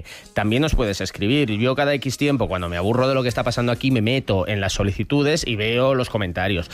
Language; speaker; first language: Spanish; native; Spanish